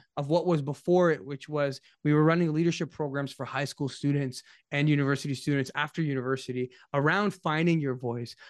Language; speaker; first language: English; native; English